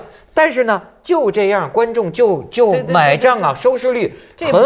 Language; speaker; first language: Chinese; native; Chinese